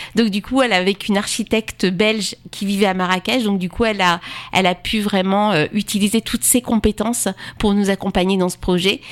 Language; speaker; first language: French; native; French